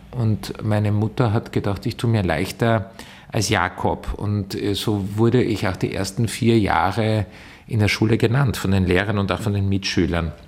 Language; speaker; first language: German; early bilingual, other home language; Turkish